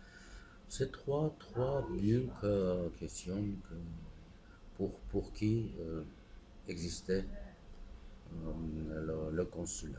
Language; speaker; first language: French; non-native, fluent; Armenian